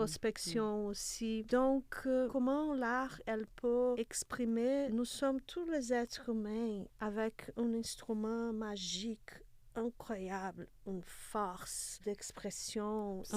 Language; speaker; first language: French; non-native, fluent; Portuguese